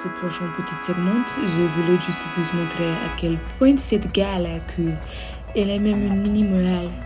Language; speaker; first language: French; non-native, learner; English